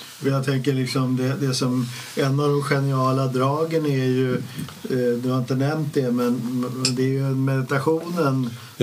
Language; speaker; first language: Swedish; native; Swedish